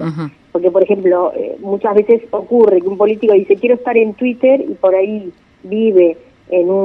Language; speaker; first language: Spanish; native; Spanish